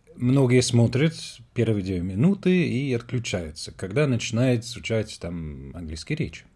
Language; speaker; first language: Russian; non-native, fluent; English